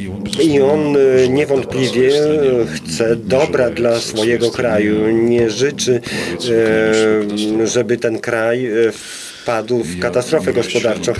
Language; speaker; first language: Polish; non-native, fluent; Russian